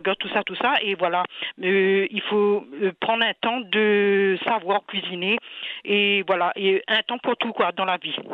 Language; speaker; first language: French; non-native, local second language; Réunion Creole French